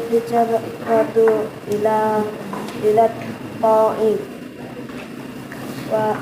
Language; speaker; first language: Arabic; non-native, learner; Indonesian